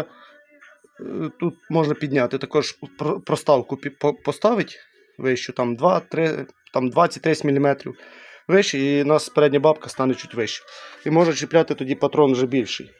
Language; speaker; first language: Ukrainian; native; Ukrainian